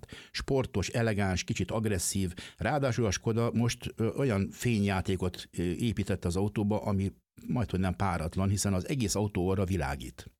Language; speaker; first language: Hungarian; native; Hungarian